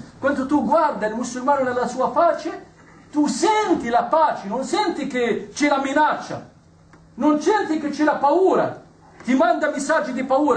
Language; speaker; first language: Italian; non-native, fluent; Arabic